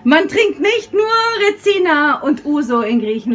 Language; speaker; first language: German; native; German